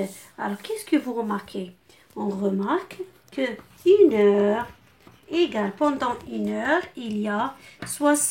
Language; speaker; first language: French; non-native, local second language; Arabic